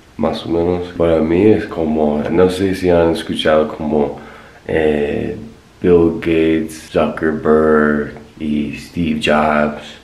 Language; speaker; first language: Spanish; non-native, fluent; English